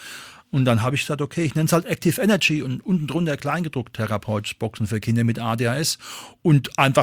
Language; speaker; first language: German; native; German